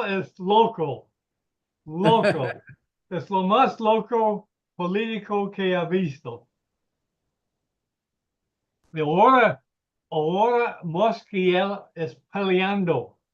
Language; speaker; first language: Spanish; non-native, learner; English